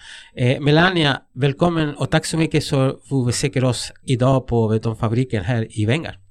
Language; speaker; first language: Swedish; non-native, fluent; Spanish